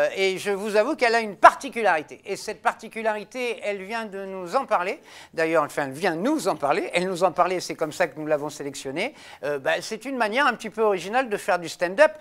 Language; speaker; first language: French; native; French